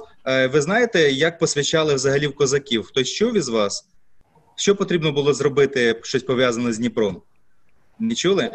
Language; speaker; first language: Ukrainian; native; Ukrainian